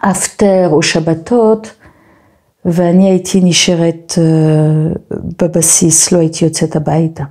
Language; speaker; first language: Hebrew; non-native, fluent; French